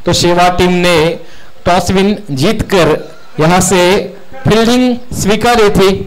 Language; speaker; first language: Hindi; non-native, local second language; Marathi